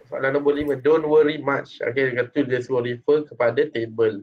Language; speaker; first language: English; non-native, local second language; Malay